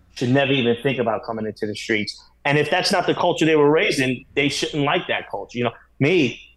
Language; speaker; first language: English; native; English